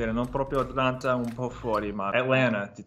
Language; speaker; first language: Italian; non-native, fluent; English